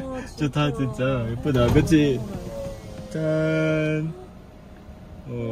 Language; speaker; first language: Korean; non-native, learner; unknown